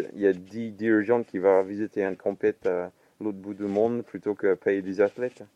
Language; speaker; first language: French; non-native, fluent; English